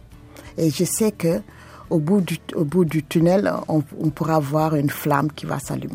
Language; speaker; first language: French; non-native, local second language; Wolof